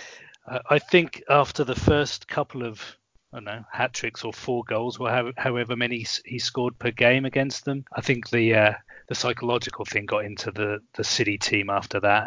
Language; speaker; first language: English; native; English